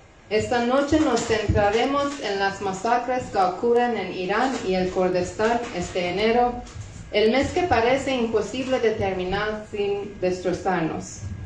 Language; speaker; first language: Spanish; non-native, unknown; Persian